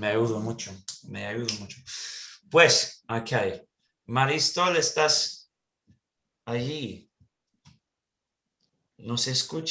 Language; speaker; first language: Spanish; non-native, learner; English